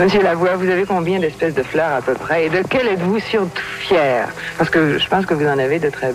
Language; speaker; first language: French; native; French